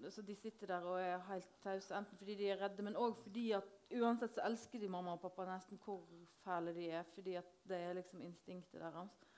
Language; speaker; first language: Norwegian; native; Norwegian